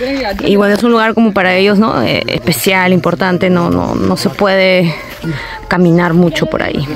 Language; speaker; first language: Spanish; native; Spanish